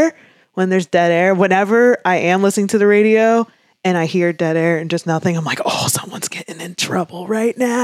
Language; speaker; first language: English; native; English